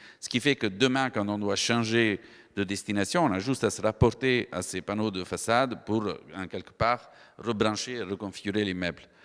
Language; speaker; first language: French; non-native, fluent; Italian